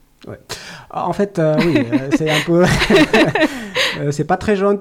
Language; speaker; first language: French; non-native, learner; Persian